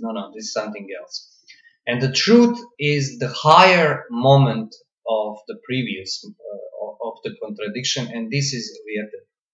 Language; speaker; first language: English; non-native, fluent; Croatian